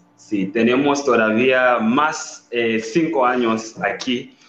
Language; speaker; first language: Spanish; non-native, learner; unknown